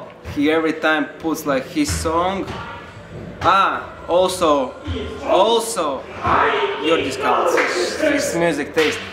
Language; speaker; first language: English; non-native, learner; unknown